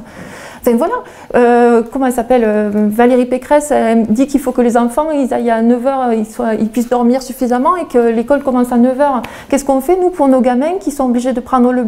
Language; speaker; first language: French; native; French